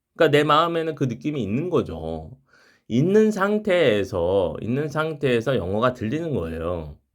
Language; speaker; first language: Korean; native; Korean